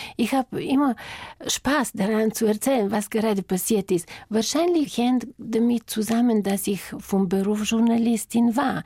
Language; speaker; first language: German; non-native, fluent; Bulgarian